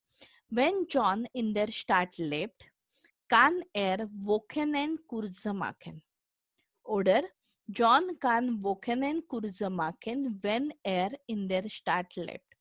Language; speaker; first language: German; non-native, fluent; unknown